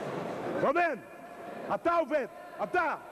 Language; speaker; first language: Hebrew; non-native, fluent; Russian